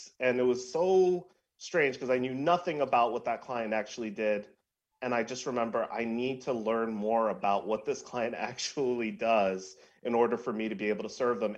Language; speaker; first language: English; native; English